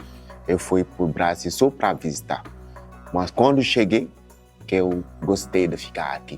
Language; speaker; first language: Portuguese; non-native, learner; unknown